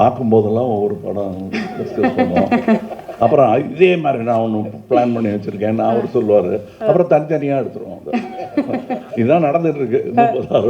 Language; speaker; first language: Tamil; native; Tamil